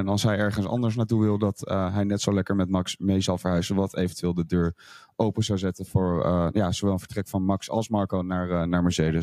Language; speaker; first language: Dutch; native; Dutch